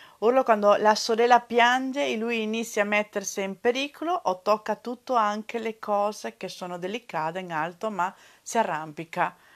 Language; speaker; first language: Italian; non-native, fluent; Spanish